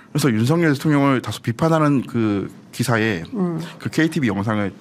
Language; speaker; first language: Korean; native; Korean